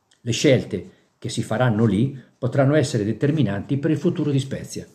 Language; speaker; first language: Italian; native; Italian